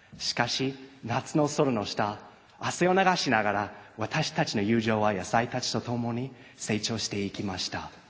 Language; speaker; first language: Japanese; non-native, fluent; English